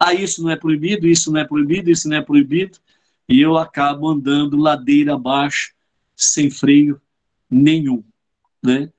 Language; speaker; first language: Portuguese; native; Portuguese